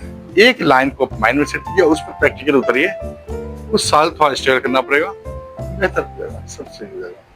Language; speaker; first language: Hindi; native; Hindi